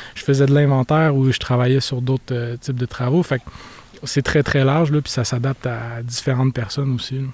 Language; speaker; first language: French; native; French